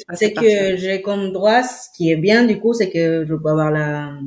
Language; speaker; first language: French; non-native, fluent; Spanish